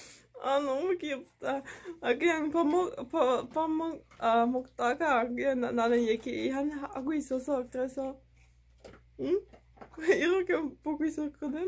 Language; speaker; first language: Korean; non-native, fluent; Dutch